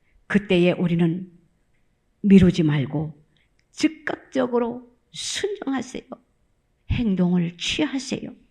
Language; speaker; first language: Korean; native; Korean